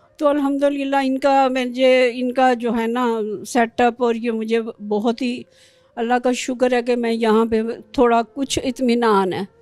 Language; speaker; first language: Urdu; non-native, local second language; Pashto